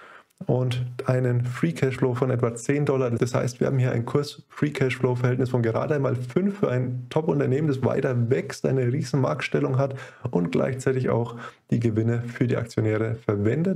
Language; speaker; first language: German; native; German